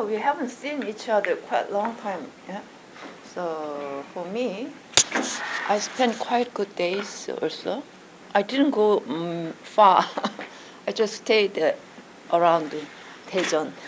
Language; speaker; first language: English; non-native, learner; Korean